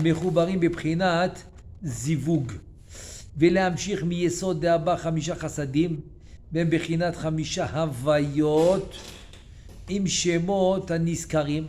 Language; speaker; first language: Hebrew; non-native, fluent; French